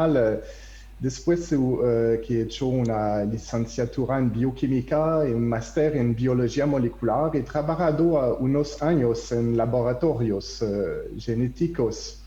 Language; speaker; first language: Spanish; non-native, learner; French